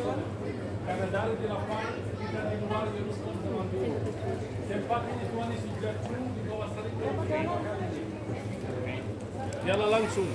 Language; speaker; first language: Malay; non-native, fluent; Arabic